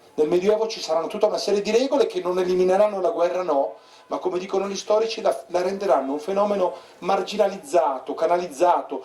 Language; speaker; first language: Italian; native; Italian